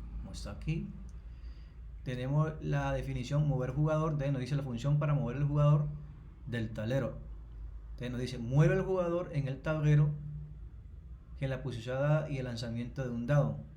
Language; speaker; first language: Spanish; native; Spanish